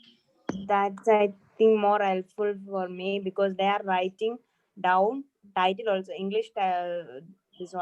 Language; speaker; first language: English; non-native, learner; Malayalam